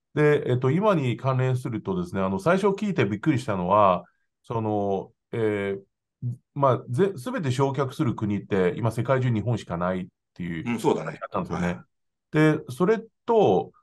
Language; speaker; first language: Japanese; non-native, fluent; Chinese